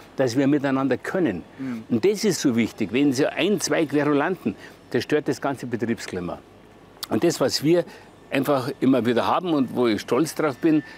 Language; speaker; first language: German; native; German